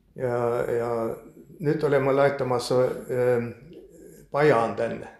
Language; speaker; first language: Finnish; early bilingual, heritage; Finnish